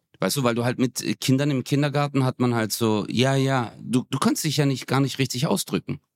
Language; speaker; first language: German; early bilingual, other home language; Turkish